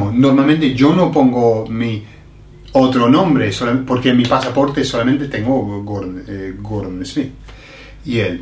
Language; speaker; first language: Spanish; non-native, fluent; English